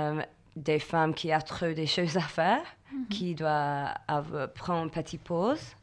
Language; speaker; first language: French; non-native, learner; English